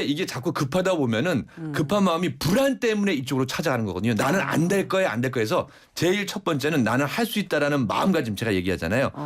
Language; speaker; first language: Korean; native; Korean